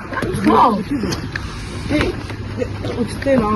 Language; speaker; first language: Finnish; non-native, learner; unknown